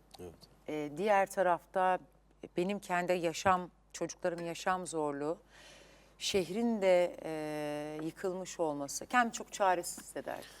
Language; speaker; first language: Turkish; native; Turkish